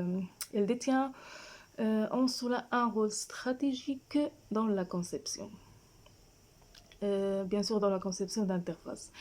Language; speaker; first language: French; non-native, fluent; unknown